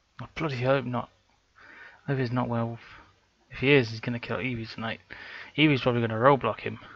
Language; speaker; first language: English; native; English